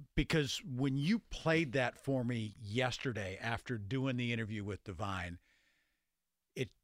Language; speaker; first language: English; native; English